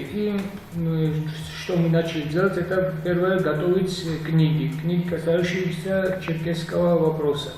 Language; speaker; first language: Russian; non-native, local second language; Georgian